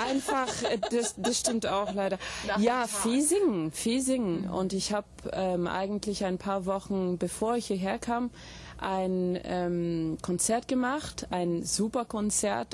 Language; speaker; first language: German; non-native, fluent; English